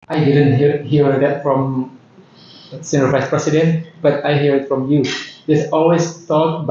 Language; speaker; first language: English; non-native, fluent; Indonesian